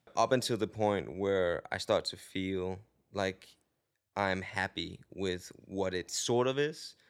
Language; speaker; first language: English; non-native, fluent; Danish